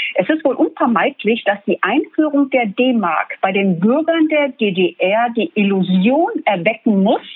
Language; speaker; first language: German; early bilingual, other home language; Turkish